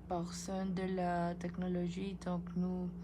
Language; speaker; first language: French; non-native, learner; Spanish